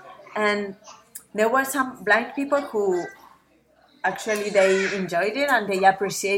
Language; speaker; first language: English; non-native, fluent; Spanish